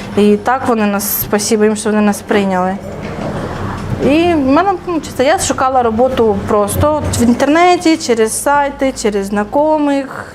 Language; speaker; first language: Ukrainian; non-native, local second language; Russian